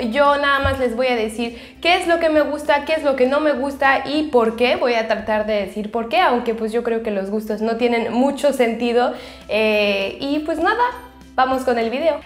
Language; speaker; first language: Spanish; non-native, fluent; French